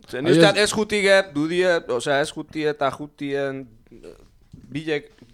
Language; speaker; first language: Basque; native; Basque